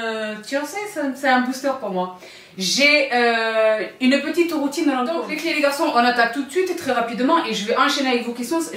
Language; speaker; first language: French; native; French